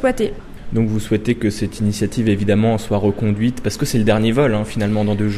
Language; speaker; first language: French; native; French